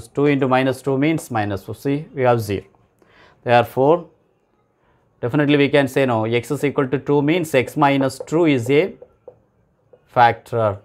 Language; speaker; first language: English; non-native, local second language; Tamil